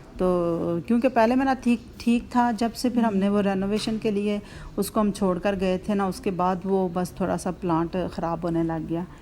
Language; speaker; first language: Urdu; native; Urdu